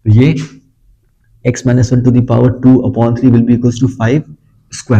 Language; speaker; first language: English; non-native, local second language; Hindi